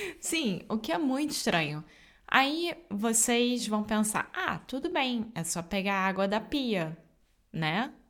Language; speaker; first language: Portuguese; native; Portuguese